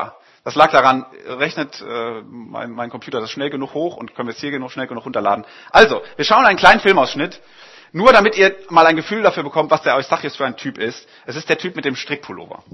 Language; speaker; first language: German; native; German